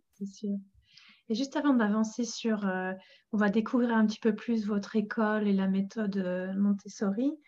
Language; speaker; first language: French; non-native, fluent; English